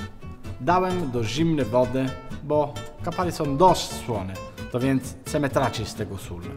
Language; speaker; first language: Polish; non-native, learner; Italian